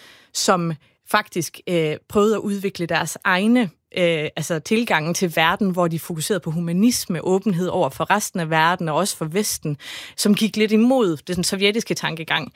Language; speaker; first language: Danish; native; Danish